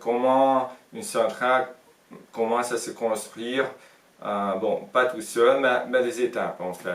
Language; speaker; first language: French; non-native, fluent; Hungarian